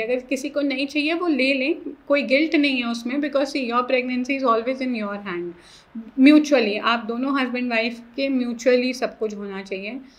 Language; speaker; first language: English; non-native, local second language; Hindi